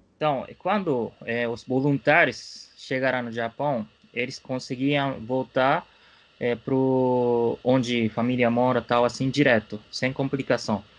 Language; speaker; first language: Portuguese; non-native, fluent; Japanese